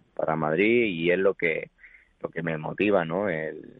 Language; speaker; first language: Spanish; native; Spanish